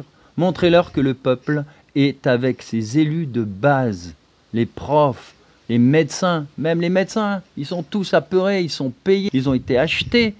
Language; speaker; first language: French; native; French